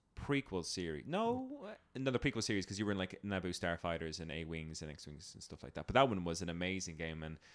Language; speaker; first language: English; native; English